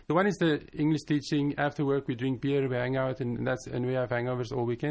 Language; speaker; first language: English; non-native, local second language; Afrikaans